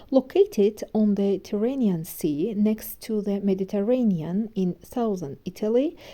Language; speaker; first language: English; non-native, fluent; Azerbaijani